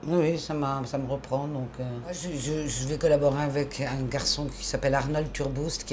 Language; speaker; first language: French; native; French